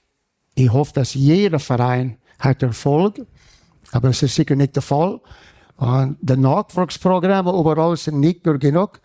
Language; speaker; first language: German; non-native, fluent; English